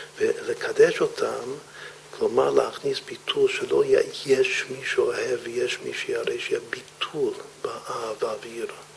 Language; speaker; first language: Hebrew; non-native, fluent; English